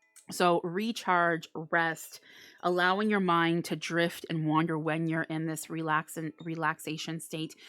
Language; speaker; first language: English; native; English